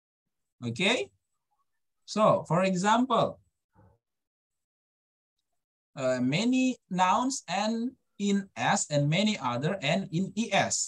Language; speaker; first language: English; non-native, fluent; Indonesian